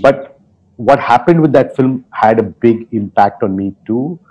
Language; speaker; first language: English; non-native, local second language; Hindi